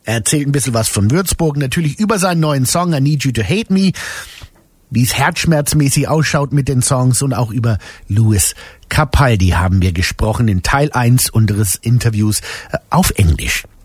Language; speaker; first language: German; native; German